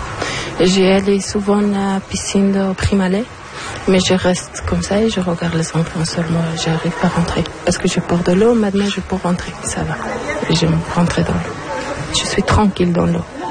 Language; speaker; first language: French; non-native, learner; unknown